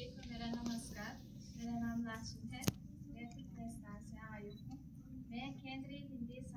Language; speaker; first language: Hindi; non-native, learner; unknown